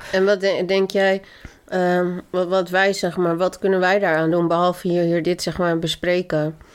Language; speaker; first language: Dutch; early bilingual, other home language; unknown